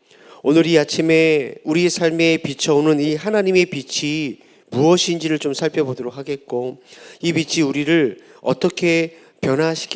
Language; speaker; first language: Korean; native; Korean